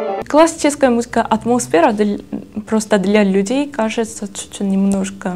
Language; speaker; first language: Russian; non-native, learner; Korean